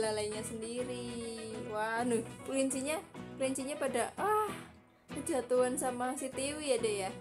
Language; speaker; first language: Indonesian; native; Indonesian